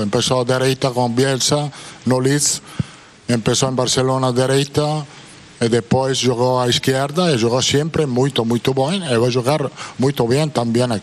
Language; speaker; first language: Portuguese; non-native, fluent; Italian